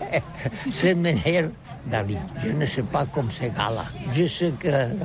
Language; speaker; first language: French; non-native, learner; Catalan